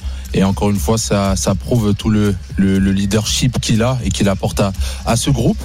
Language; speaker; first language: French; native; French